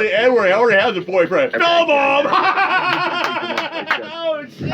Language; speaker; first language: English; native; English